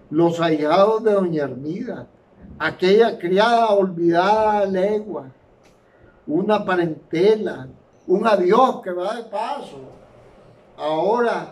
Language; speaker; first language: Spanish; native; Spanish